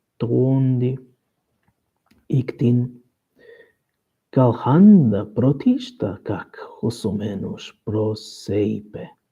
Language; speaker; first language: Greek; non-native, learner; Portuguese